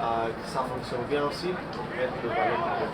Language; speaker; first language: French; non-native, fluent; English